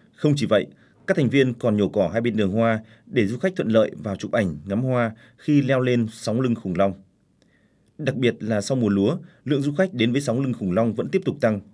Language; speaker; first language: Vietnamese; native; Vietnamese